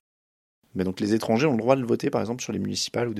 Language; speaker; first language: French; native; French